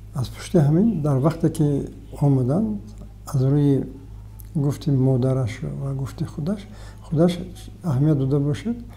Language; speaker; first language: Tajik; native; Tajik